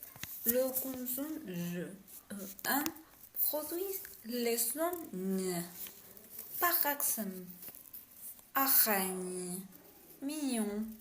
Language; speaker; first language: French; non-native, learner; Spanish